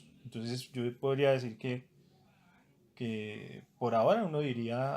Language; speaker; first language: Spanish; native; Spanish